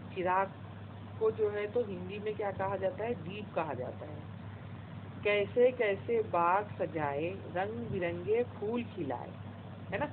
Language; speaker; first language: Urdu; native; Urdu